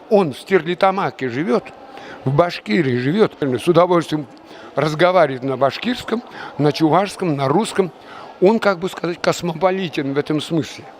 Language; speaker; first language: Russian; non-native, local second language; Chuvash